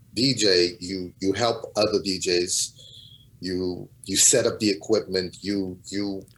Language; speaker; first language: English; non-native, fluent; Portuguese